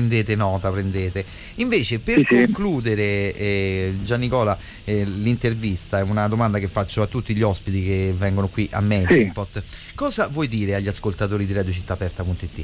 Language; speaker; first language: Italian; native; Italian